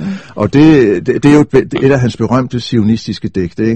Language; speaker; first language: Danish; native; Danish